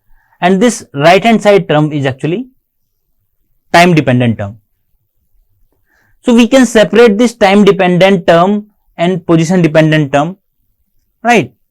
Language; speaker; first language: English; non-native, local second language; Hindi